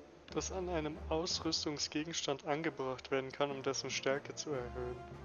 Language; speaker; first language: German; native; German